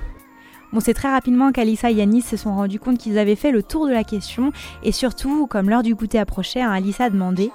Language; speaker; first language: French; native; French